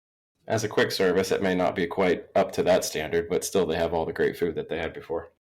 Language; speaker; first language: English; native; English